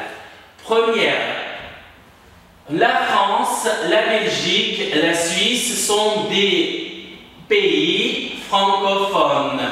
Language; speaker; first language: French; non-native, fluent; Uzbek